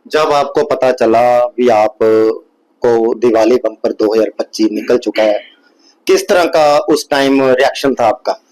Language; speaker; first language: Hindi; non-native, local second language; Punjabi